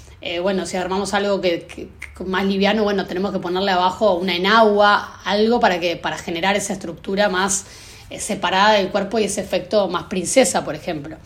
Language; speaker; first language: Spanish; native; Spanish